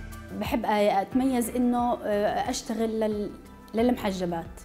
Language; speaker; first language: Arabic; native; Arabic